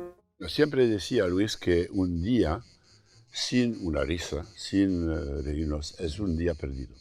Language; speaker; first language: Spanish; non-native, fluent; French